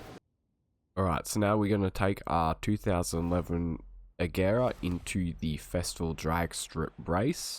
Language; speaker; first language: English; native; English